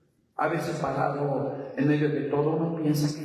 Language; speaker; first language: Spanish; native; Spanish